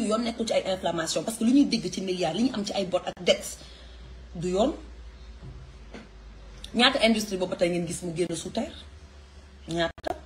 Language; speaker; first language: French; non-native, local second language; Wolof